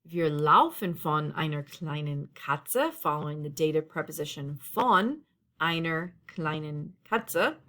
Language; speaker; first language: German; non-native, fluent; English